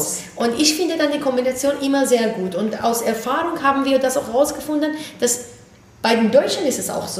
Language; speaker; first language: German; non-native, fluent; Persian